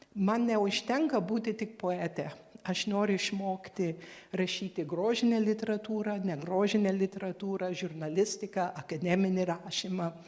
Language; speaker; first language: Lithuanian; early bilingual, heritage; Lithuanian